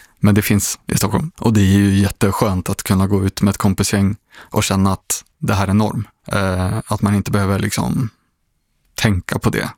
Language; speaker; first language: Swedish; native; Swedish